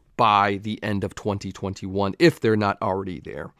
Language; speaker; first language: English; native; English